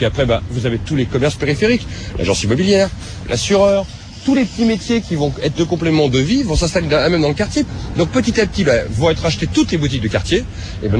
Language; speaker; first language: French; native; French